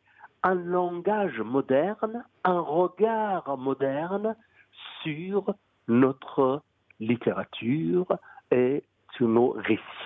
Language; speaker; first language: French; non-native, fluent; Persian